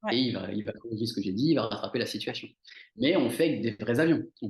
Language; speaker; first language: French; native; French